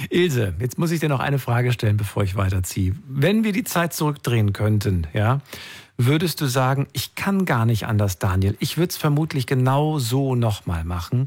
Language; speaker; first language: German; native; German